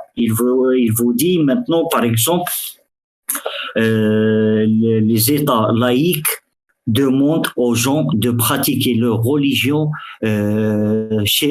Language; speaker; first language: French; early bilingual, other home language; Arabic